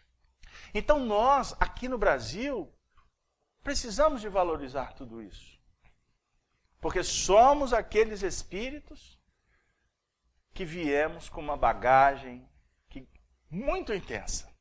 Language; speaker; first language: Portuguese; native; Portuguese